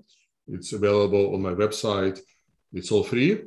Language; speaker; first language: English; non-native, fluent; Russian